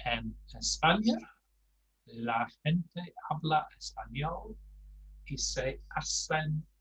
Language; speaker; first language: Spanish; non-native, fluent; English